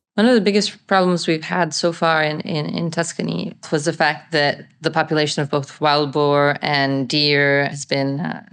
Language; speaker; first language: English; non-native, fluent; Italian